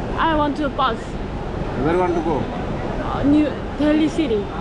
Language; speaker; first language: English; non-native, learner; Korean